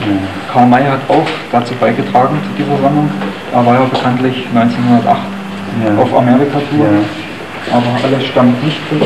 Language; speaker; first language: German; native; German